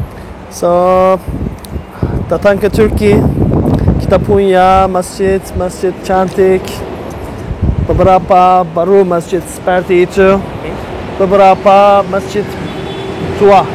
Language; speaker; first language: Indonesian; non-native, learner; Turkish